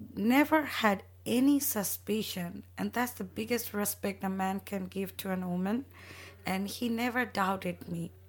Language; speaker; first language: English; non-native, local second language; Bangla